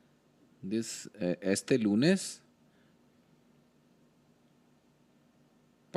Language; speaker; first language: Spanish; non-native, learner; Hindi